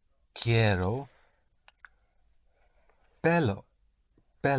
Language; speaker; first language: Spanish; non-native, learner; English